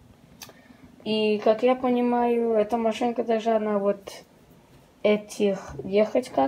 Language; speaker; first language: Russian; early bilingual, heritage; Russian